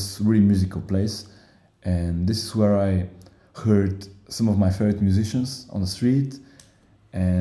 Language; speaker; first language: English; non-native, fluent; Bulgarian